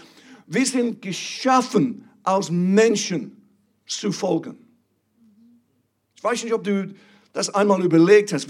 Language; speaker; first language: German; non-native, fluent; English